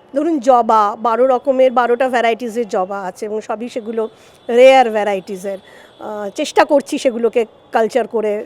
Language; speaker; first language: Bangla; native; Bangla